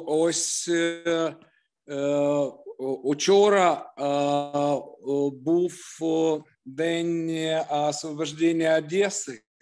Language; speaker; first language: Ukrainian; non-native, local second language; Russian